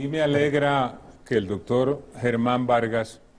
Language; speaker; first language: Spanish; native; Spanish